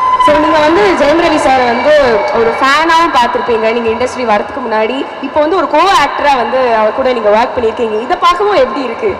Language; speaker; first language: Tamil; native; Tamil